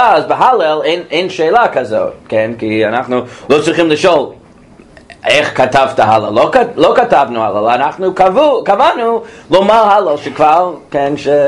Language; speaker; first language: Hebrew; non-native, fluent; English